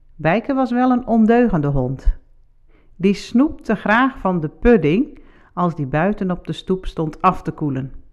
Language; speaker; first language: Dutch; non-native, local second language; Western Frisian